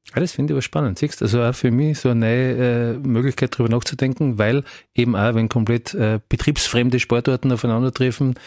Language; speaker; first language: German; native; German